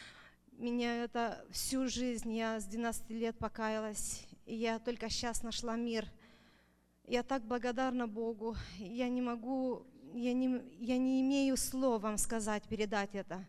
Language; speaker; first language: Russian; non-native, local second language; Romanian